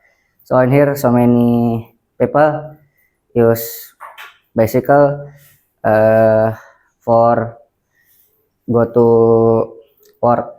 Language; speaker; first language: English; non-native, learner; Indonesian